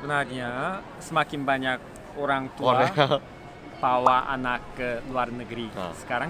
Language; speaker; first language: Indonesian; non-native, learner; Korean